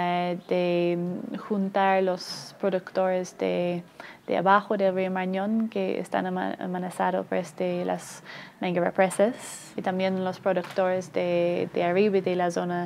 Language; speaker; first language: Spanish; non-native, fluent; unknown